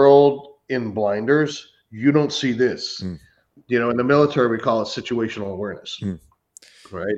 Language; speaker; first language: English; native; English